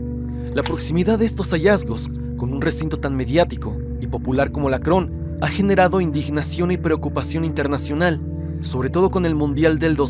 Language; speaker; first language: Spanish; native; Spanish